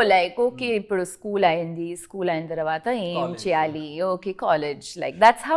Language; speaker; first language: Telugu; non-native, learner; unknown